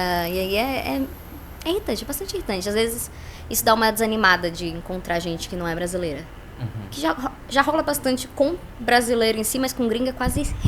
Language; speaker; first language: Portuguese; native; Portuguese